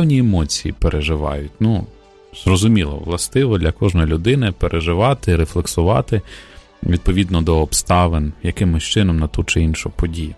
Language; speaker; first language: Ukrainian; native; Ukrainian